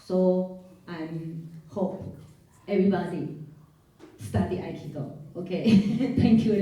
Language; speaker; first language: English; non-native, learner; Chinese